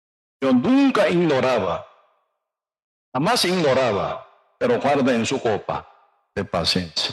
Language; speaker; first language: Spanish; non-native, learner; Korean